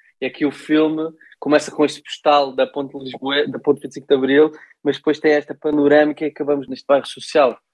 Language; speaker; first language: Portuguese; early bilingual, heritage; Portuguese